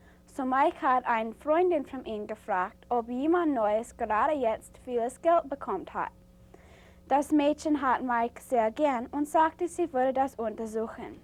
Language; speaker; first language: German; non-native, learner; English